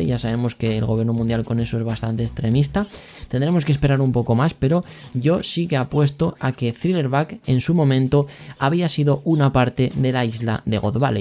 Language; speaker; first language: Spanish; native; Spanish